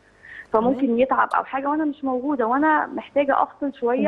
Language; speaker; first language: Arabic; native; Arabic